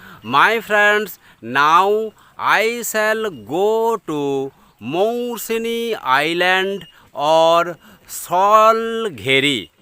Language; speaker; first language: English; non-native, local second language; Bangla